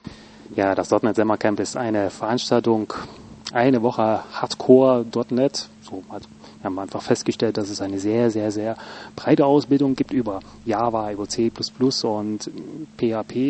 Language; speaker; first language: German; native; German